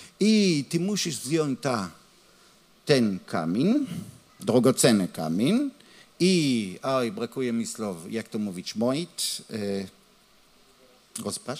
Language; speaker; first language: Polish; non-native, learner; Hebrew